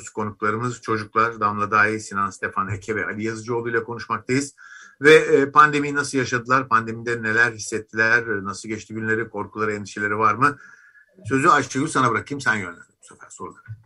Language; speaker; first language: Turkish; native; Turkish